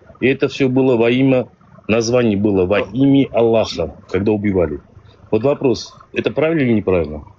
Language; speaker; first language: Russian; non-native, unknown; Kurdish